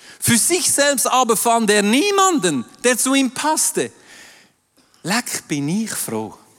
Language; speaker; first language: German; non-native, local second language; French